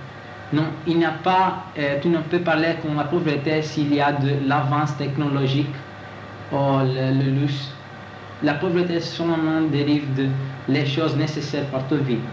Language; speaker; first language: French; non-native, learner; Italian